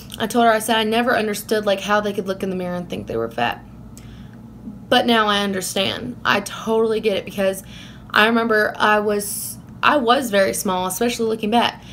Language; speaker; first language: English; native; English